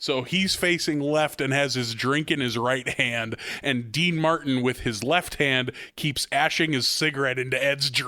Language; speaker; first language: English; native; English